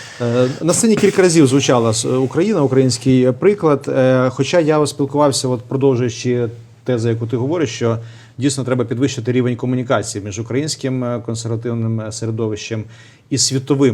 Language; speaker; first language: Ukrainian; native; Ukrainian